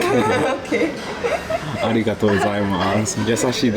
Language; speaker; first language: Japanese; non-native, learner; English